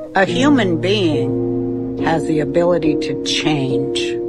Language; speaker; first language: English; native; English